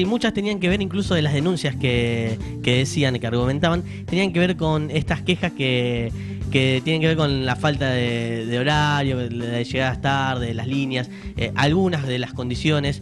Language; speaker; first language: Spanish; native; Spanish